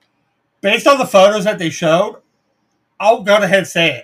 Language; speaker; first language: English; native; English